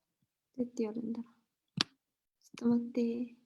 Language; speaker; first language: Japanese; native; Japanese